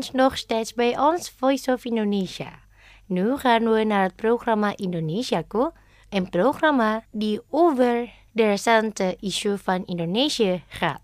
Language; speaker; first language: Dutch; non-native, fluent; Indonesian